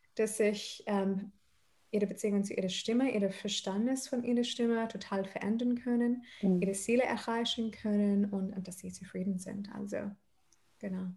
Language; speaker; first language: German; non-native, fluent; English